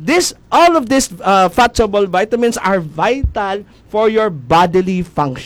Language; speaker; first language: English; non-native, local second language; Hiligaynon